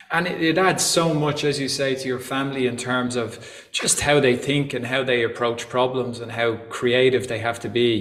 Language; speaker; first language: English; native; English